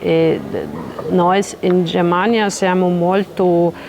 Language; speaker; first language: Italian; non-native, learner; German